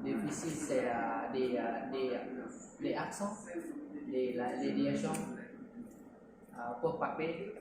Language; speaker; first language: French; non-native, learner; Lao